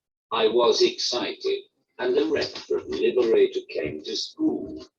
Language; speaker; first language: English; native; English